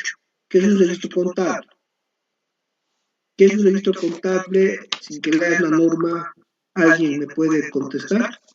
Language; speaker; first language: Spanish; native; Spanish